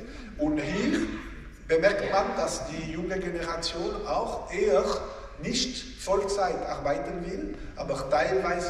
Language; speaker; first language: German; non-native, local second language; French